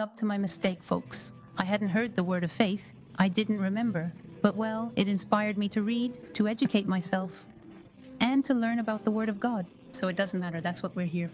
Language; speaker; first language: English; non-native, fluent; Spanish